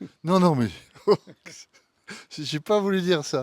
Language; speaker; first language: French; native; French